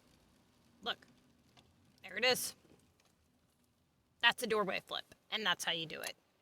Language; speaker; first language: English; native; English